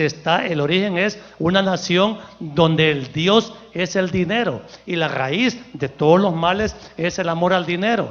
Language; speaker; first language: Spanish; native; Spanish